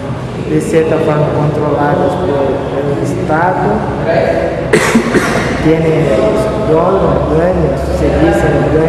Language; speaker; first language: Spanish; non-native, learner; Portuguese